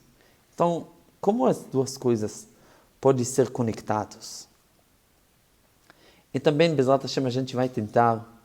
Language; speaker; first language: Portuguese; non-native, fluent; Hebrew